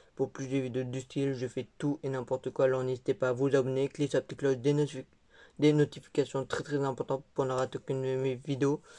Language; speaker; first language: French; native; French